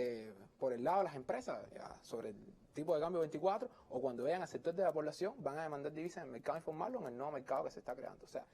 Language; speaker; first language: Spanish; native; Spanish